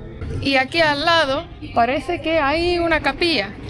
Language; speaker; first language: Spanish; non-native, fluent; Estonian